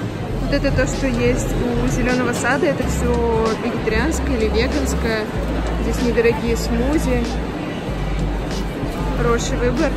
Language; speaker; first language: Russian; native; Russian